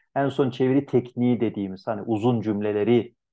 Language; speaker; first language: Turkish; native; Turkish